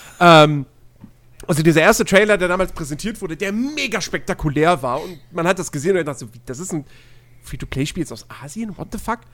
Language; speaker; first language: German; native; German